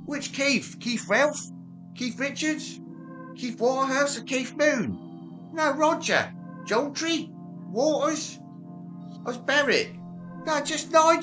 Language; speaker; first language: English; native; English